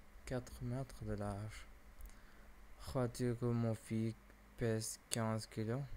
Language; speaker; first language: French; non-native, learner; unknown